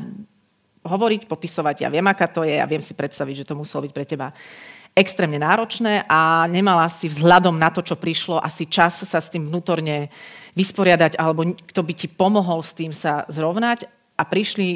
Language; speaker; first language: Slovak; native; Slovak